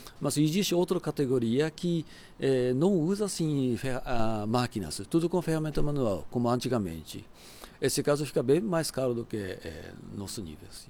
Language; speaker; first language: Portuguese; non-native, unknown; Japanese